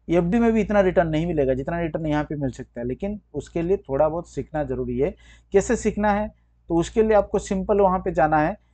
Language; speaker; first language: Hindi; native; Hindi